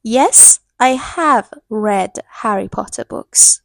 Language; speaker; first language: English; non-native, fluent; Persian